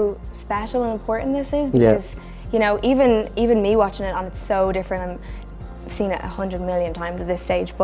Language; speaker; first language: English; native; English